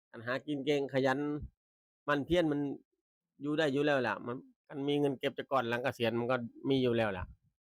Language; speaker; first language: Thai; native; Thai